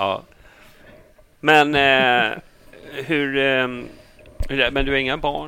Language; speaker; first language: Swedish; native; Swedish